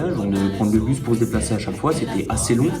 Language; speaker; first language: French; native; French